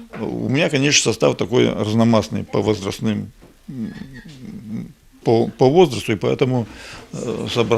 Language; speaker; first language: Russian; native; Russian